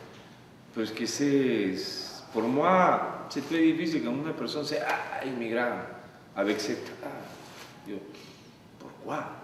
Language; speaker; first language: French; non-native, learner; Spanish